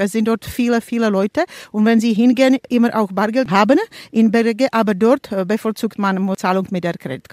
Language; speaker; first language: German; non-native, fluent; Czech